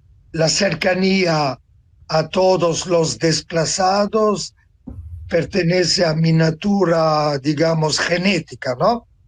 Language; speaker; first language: Spanish; non-native, fluent; Italian